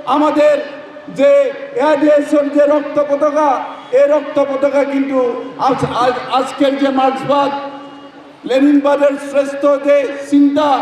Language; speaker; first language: Bangla; non-native, learner; Assamese